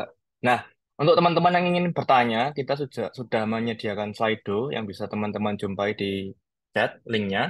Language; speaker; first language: Indonesian; native; Indonesian